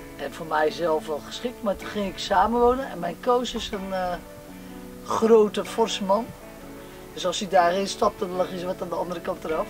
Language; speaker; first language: Dutch; non-native, local second language; Western Frisian